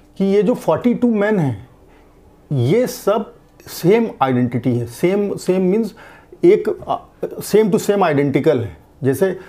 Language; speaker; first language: Hindi; native; Hindi